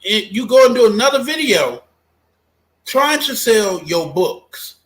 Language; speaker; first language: English; native; English